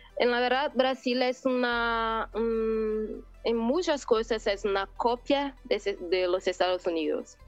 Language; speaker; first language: Spanish; non-native, learner; Portuguese